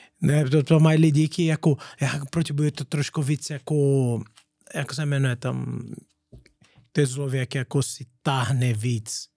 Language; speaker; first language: Czech; non-native, learner; Portuguese